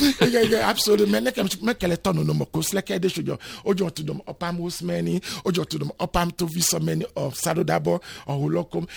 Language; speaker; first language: Hungarian; non-native, learner; Yoruba